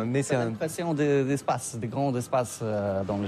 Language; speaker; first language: French; non-native, learner; Polish